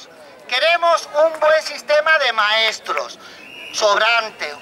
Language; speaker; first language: Spanish; native; Spanish